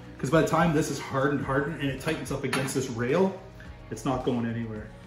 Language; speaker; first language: English; native; English